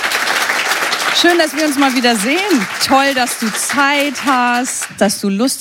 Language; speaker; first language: German; native; German